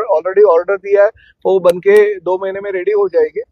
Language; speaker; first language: Hindi; non-native, local second language; Marathi